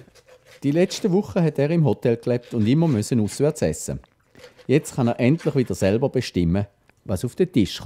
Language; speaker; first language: German; native; German